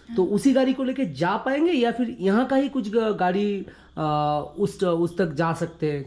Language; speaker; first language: Hindi; non-native, local second language; Bangla